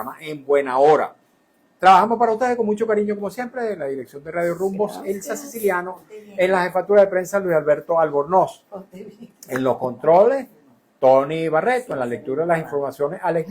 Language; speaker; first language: Spanish; native; Spanish